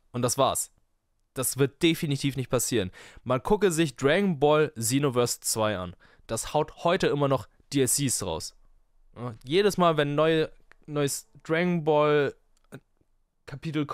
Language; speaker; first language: German; native; German